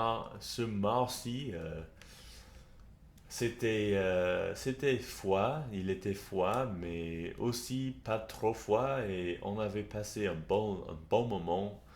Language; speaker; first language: French; non-native, learner; English